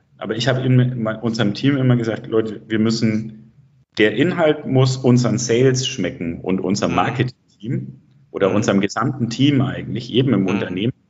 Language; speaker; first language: German; native; German